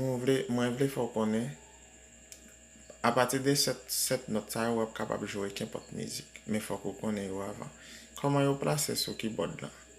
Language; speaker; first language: French; non-native, learner; Haitian Creole